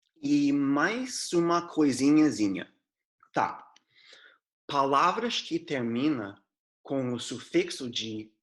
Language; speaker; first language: Portuguese; non-native, fluent; English